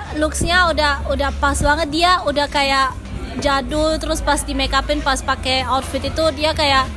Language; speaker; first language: Indonesian; early bilingual, heritage; Indonesian